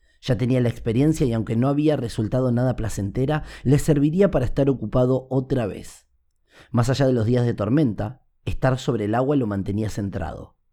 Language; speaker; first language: Spanish; native; Spanish